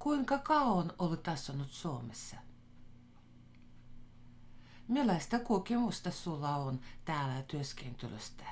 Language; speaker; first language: Finnish; non-native, fluent; Russian